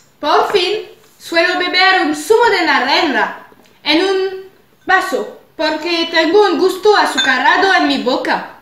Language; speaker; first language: Spanish; non-native, learner; French